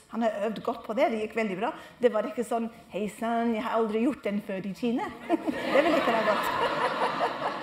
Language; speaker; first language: Norwegian; non-native, fluent; English